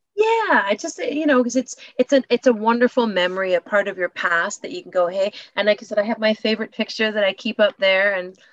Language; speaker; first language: English; native; English